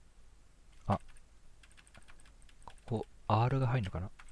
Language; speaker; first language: Japanese; native; Japanese